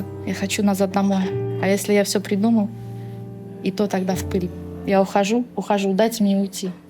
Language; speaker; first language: Russian; native; Russian